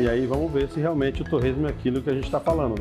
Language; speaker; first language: Portuguese; native; Portuguese